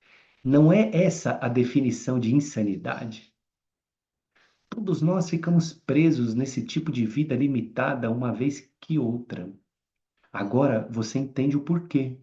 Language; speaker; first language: Portuguese; native; Portuguese